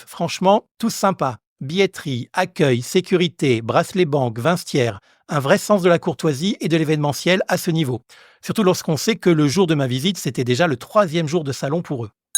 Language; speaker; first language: French; native; French